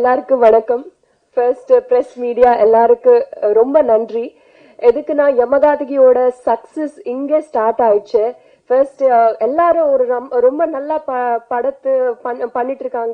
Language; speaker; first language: Tamil; non-native, learner; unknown